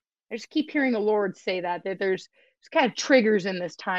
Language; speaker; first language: English; early bilingual, other home language; Spanish